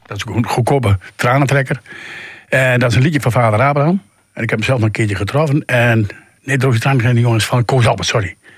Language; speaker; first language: Dutch; native; Dutch